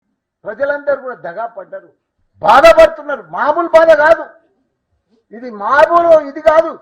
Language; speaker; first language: Telugu; native; Telugu